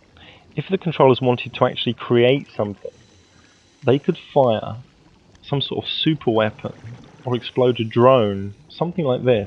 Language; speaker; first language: English; native; English